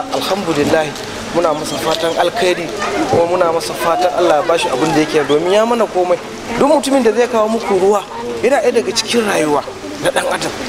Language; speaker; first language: Hausa; native; Hausa